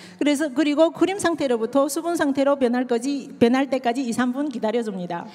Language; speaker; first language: Korean; native; Korean